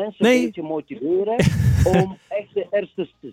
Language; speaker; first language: Dutch; non-native, fluent; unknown